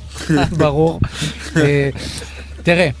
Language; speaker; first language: Hebrew; native; Hebrew